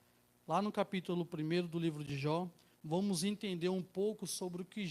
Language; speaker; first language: Portuguese; native; Portuguese